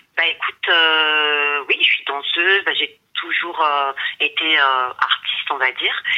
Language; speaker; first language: French; native; French